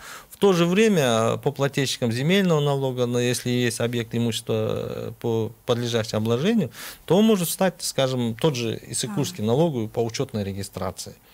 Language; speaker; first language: Russian; non-native, local second language; Kyrgyz